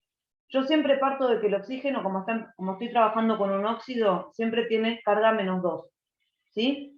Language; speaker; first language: Spanish; native; Spanish